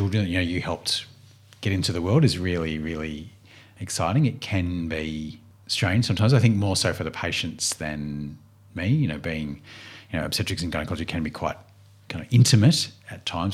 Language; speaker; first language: English; native; English